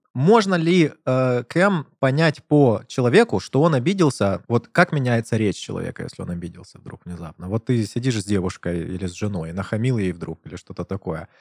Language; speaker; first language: Russian; native; Russian